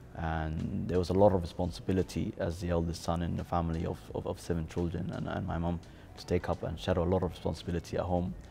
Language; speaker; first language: English; native; English